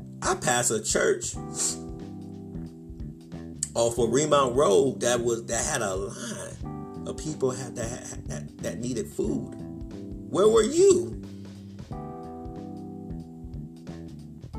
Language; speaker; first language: English; native; English